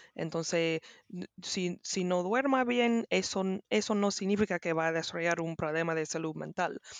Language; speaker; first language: Spanish; non-native, learner; English